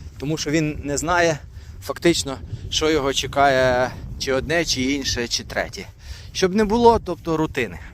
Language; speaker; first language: Ukrainian; non-native, local second language; Russian